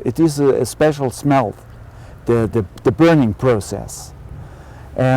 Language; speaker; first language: English; non-native, learner; German